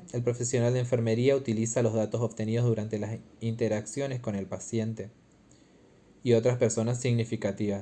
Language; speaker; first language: Spanish; native; Spanish